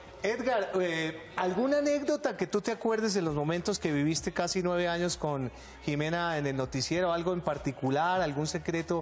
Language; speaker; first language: Spanish; native; Spanish